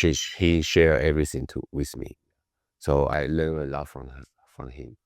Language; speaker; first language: English; non-native, learner; Chinese